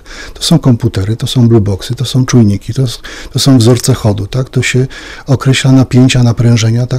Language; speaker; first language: Polish; native; Polish